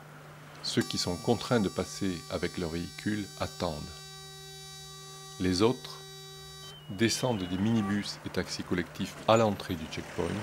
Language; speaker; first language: French; native; French